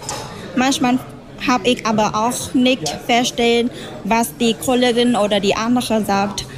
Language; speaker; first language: German; non-native, learner; Vietnamese